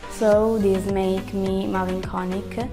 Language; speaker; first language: English; non-native, learner; Italian